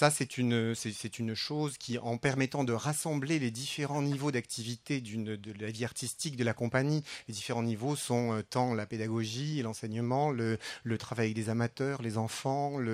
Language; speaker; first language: French; native; French